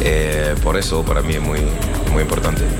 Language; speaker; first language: Spanish; non-native, learner; French